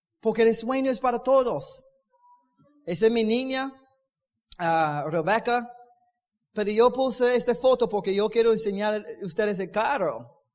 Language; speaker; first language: Spanish; non-native, learner; English